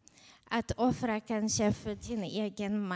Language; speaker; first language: Swedish; non-native, fluent; Ukrainian